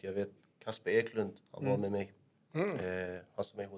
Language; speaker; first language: Swedish; early bilingual, other home language; Arabic